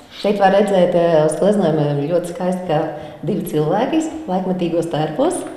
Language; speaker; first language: Latvian; native; Latvian